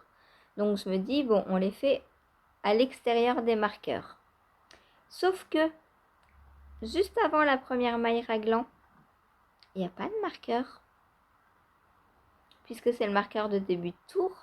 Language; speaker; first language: French; native; French